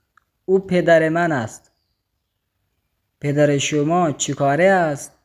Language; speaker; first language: Persian; non-native, fluent; Urdu